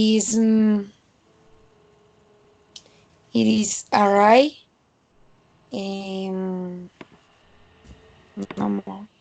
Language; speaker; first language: English; non-native, learner; Spanish